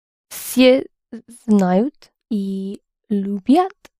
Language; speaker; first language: Russian; non-native, learner; English